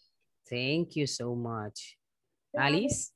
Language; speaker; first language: English; non-native, fluent; Spanish